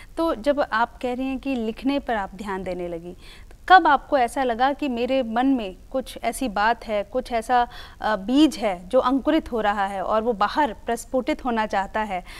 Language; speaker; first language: Hindi; native; Hindi